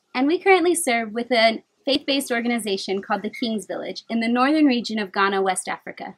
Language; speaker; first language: English; native; English